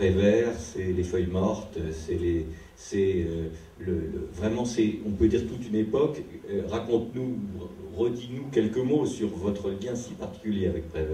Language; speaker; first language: French; native; French